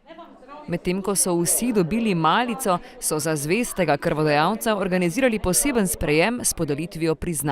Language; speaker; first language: Slovenian; native; Slovenian